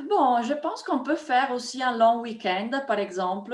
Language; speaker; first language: French; non-native, fluent; Italian